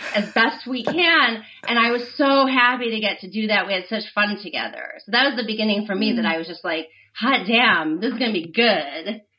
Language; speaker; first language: English; native; English